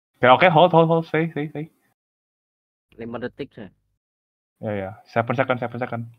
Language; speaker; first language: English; non-native, learner; Indonesian